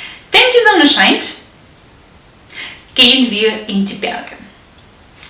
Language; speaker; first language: German; non-native, fluent; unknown